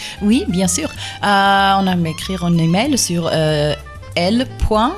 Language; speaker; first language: French; non-native, fluent; German